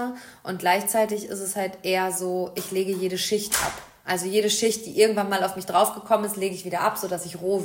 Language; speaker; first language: German; native; German